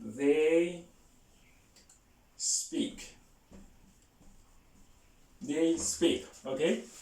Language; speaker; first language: English; non-native, learner; Haitian Creole